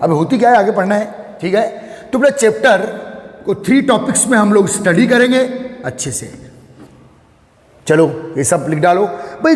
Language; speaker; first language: Hindi; native; Hindi